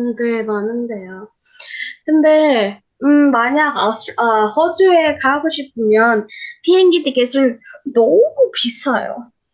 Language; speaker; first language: Korean; non-native, learner; Indonesian